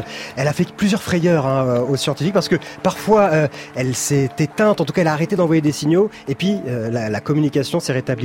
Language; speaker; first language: French; native; French